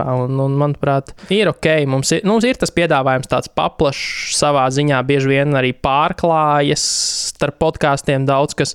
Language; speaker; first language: Latvian; native; Latvian